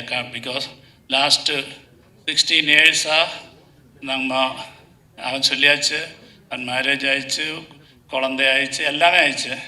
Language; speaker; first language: Tamil; non-native, learner; Malayalam